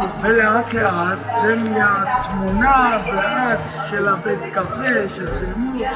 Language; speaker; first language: Hebrew; non-native, fluent; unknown